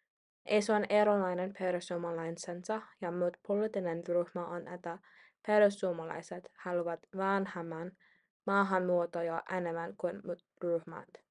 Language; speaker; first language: Finnish; non-native, learner; English